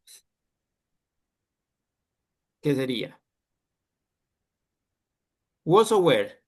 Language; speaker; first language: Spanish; native; Spanish